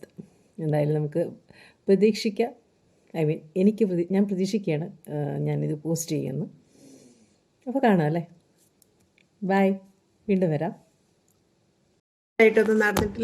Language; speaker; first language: Malayalam; native; Malayalam